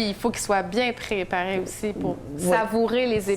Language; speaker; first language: French; native; French